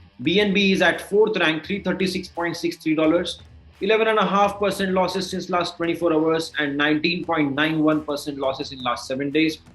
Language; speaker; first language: English; non-native, local second language; Marathi